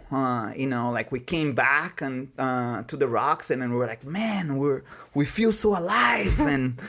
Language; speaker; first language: English; non-native, fluent; Portuguese